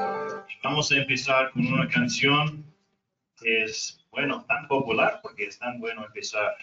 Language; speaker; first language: Spanish; non-native, fluent; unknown